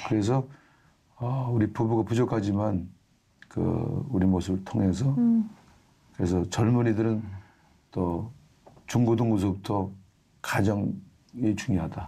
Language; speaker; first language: Korean; native; Korean